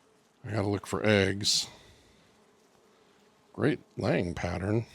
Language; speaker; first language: English; native; English